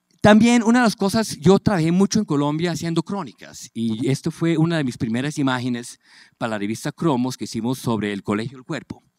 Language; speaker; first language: Spanish; native; Spanish